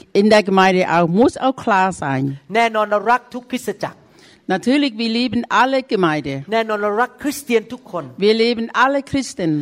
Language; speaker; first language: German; non-native, learner; Thai